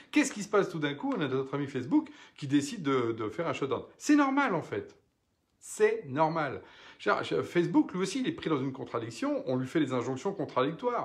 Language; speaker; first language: French; native; French